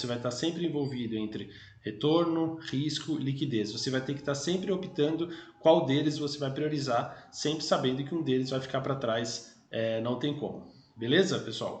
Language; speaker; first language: Portuguese; native; Portuguese